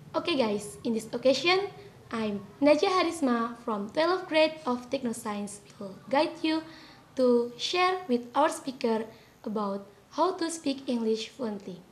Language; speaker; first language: English; non-native, learner; Indonesian